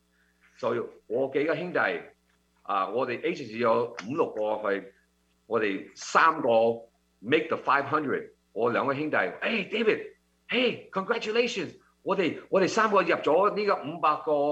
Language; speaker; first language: Cantonese; early bilingual, heritage; Cantonese